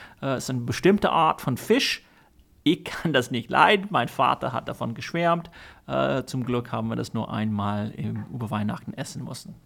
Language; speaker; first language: German; non-native, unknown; English